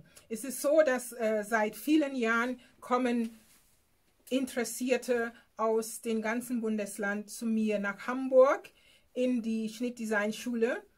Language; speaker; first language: German; non-native, fluent; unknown